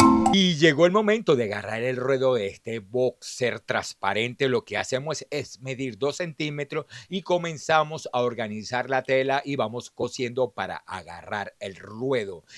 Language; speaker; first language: Spanish; native; Spanish